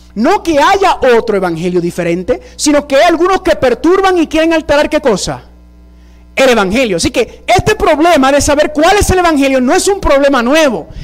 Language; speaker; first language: Spanish; early bilingual, heritage; Spanish